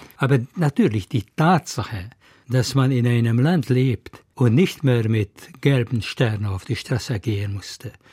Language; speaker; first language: German; non-native, fluent; Hungarian